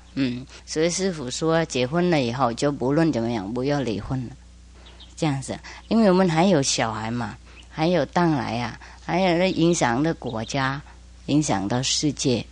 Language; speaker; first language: Chinese; non-native, fluent; Vietnamese